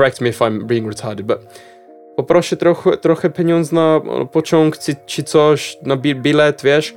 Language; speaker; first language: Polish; non-native, learner; Czech